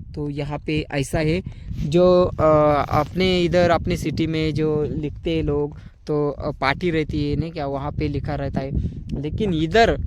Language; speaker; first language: Hindi; non-native, local second language; Marathi